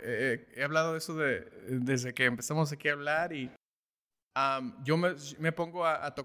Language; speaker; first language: Spanish; early bilingual, heritage; Spanish